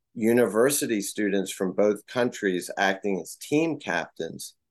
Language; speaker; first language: English; native; English